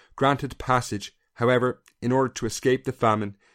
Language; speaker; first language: English; native; English